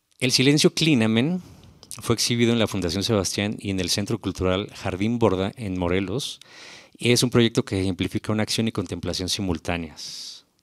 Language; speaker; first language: Spanish; native; Spanish